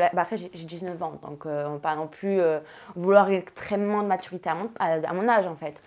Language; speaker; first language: French; native; French